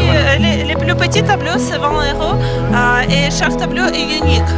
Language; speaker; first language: French; non-native, learner; Ukrainian